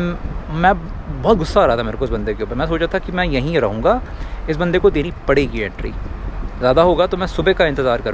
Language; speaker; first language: Hindi; native; Hindi